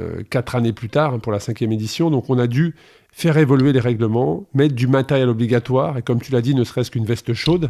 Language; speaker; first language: French; native; French